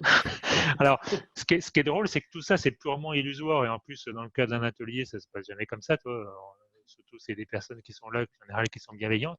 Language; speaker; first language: French; native; French